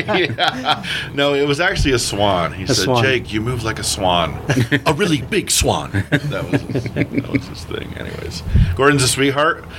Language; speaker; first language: English; native; English